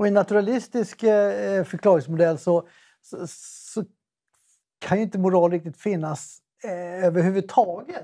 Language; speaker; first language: Swedish; native; Swedish